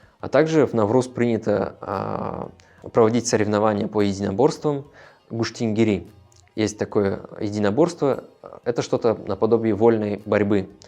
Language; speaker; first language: Russian; non-native, local second language; Tajik